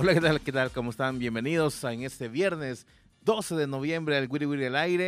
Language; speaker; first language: Spanish; native; Spanish